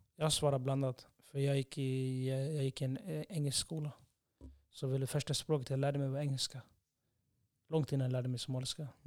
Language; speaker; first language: Swedish; early bilingual, other home language; English